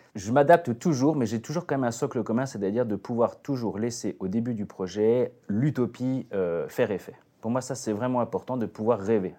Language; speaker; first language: French; native; French